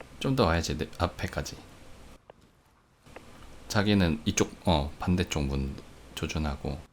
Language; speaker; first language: Korean; native; Korean